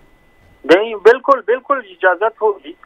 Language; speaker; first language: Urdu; non-native, fluent; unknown